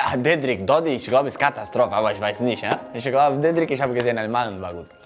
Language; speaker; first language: German; non-native, learner; Portuguese